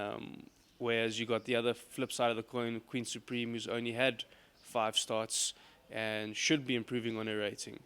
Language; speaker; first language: English; native; English